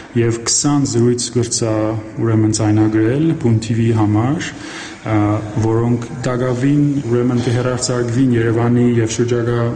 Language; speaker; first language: Armenian; early bilingual, heritage; Armenian